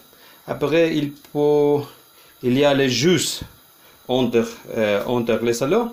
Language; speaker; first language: French; non-native, learner; Ukrainian